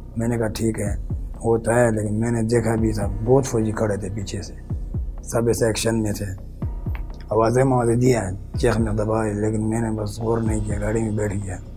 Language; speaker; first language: Urdu; non-native, local second language; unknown